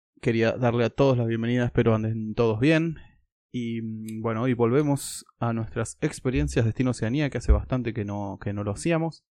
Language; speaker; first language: Spanish; native; Spanish